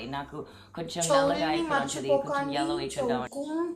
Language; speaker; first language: Telugu; early bilingual, heritage; Telugu